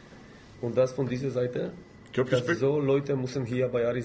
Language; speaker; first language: German; non-native, fluent; Polish